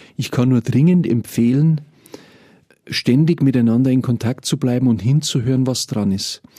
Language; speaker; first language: German; native; German